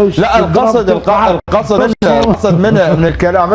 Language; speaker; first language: Arabic; native; Arabic